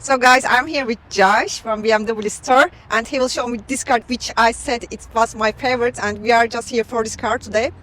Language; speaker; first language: English; non-native, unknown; Turkish